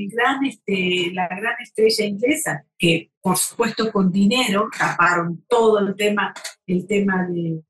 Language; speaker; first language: Spanish; native; Spanish